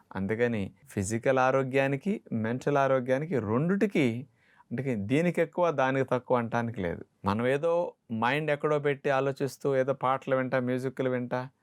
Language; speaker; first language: Telugu; native; Telugu